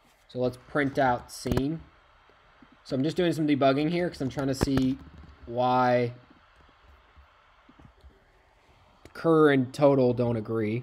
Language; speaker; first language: English; native; English